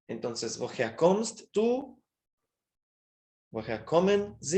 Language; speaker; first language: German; non-native, fluent; Spanish